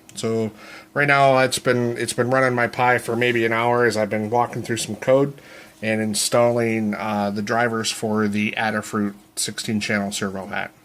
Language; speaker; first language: English; native; English